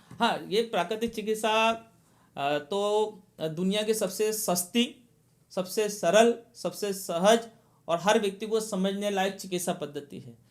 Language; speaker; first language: Hindi; native; Hindi